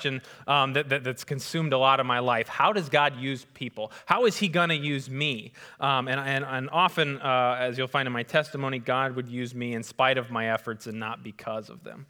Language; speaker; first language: English; native; English